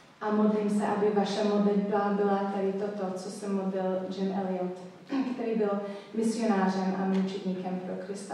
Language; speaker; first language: Czech; non-native, fluent; English